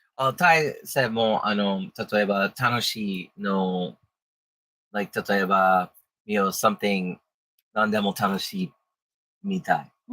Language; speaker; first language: Japanese; non-native, learner; English